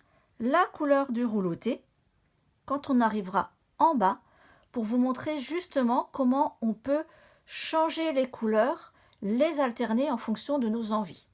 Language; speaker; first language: French; native; French